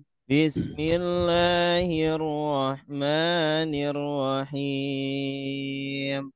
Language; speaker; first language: Arabic; non-native, fluent; Indonesian